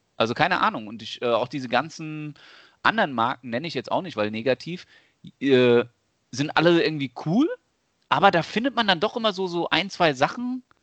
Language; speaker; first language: German; native; German